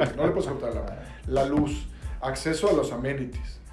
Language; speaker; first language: Spanish; native; Spanish